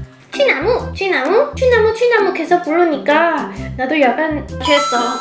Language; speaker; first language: Korean; non-native, fluent; Chinese